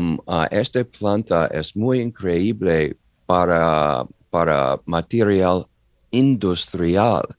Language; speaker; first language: Spanish; non-native, learner; English